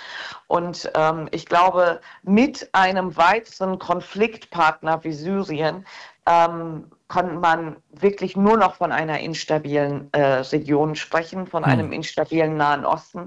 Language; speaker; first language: German; early bilingual, other home language; Turkish